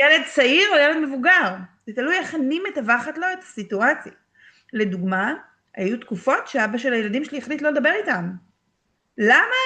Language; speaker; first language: Hebrew; native; Hebrew